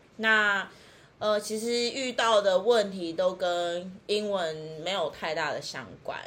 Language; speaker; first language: Chinese; native; Chinese